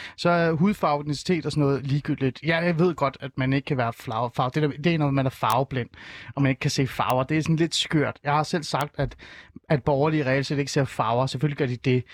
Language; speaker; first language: Danish; early bilingual, other home language; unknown